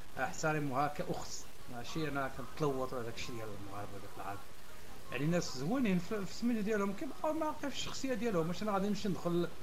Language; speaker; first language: Arabic; non-native, local second language; Berber languages